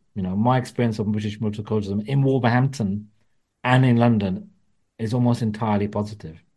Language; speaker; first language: English; early bilingual, other home language; Punjabi